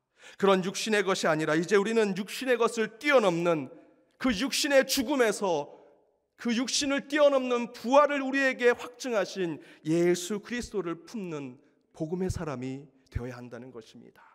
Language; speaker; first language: Korean; native; Korean